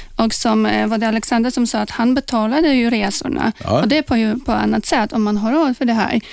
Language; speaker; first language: Swedish; non-native, fluent; Polish